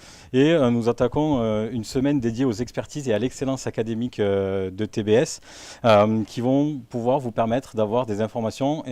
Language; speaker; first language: French; native; French